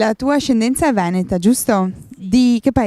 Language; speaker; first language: Italian; native; Italian